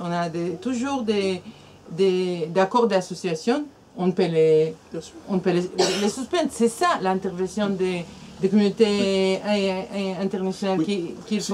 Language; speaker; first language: French; non-native, fluent; Hebrew